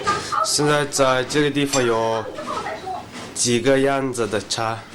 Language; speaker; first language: Chinese; non-native, learner; Mongolian